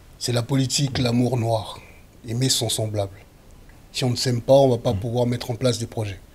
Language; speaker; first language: French; early bilingual, other home language; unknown